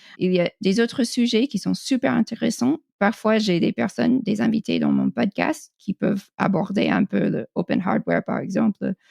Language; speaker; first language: French; non-native, fluent; English